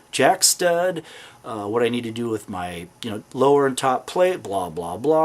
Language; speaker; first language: English; native; English